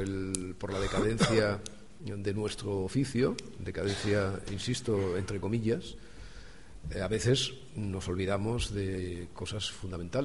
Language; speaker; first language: Spanish; native; Spanish